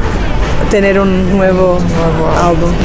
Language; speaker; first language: Spanish; non-native, learner; Portuguese